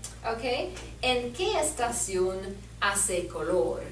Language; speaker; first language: Spanish; non-native, learner; English